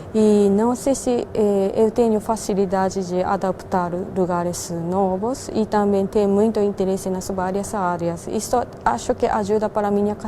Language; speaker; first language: Portuguese; non-native, fluent; Japanese